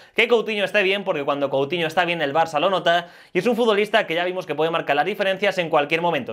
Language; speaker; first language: Spanish; native; Spanish